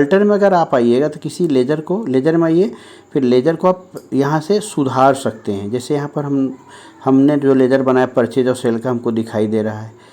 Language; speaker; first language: Hindi; native; Hindi